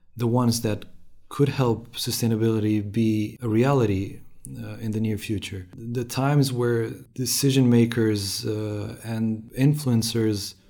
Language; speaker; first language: English; non-native, fluent; Romanian